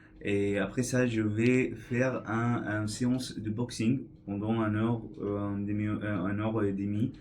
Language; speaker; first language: French; non-native, learner; English